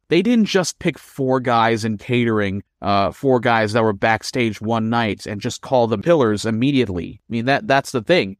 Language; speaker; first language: English; non-native, local second language; Filipino